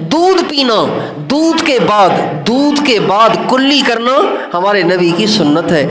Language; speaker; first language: Urdu; non-native, local second language; Sindhi